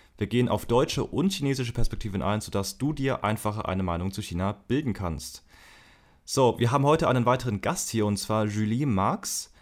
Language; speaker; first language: German; native; German